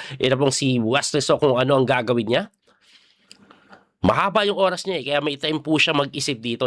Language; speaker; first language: Filipino; native; Filipino